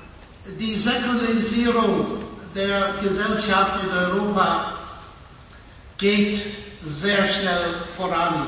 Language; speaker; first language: German; non-native, fluent; English